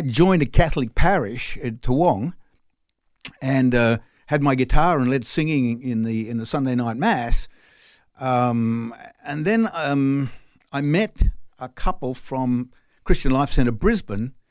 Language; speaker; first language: English; non-native, local second language; French